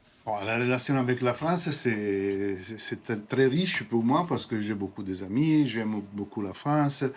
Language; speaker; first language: French; non-native, fluent; Italian